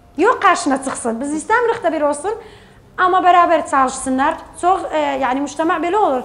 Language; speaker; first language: Turkish; native; Turkish